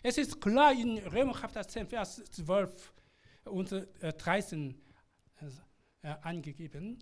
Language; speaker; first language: German; non-native, learner; Korean